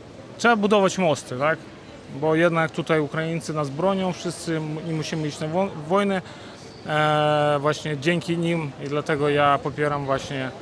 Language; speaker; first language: Polish; non-native, fluent; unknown